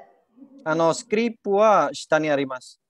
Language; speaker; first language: Japanese; non-native, learner; Indonesian